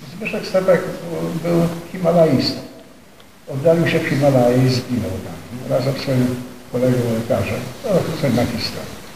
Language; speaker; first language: Polish; native; Polish